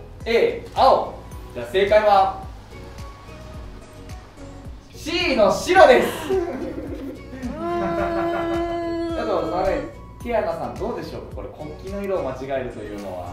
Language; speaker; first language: Japanese; native; Japanese